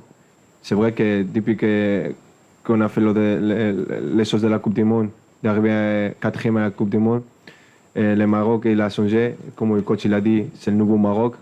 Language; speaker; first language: French; non-native, fluent; Spanish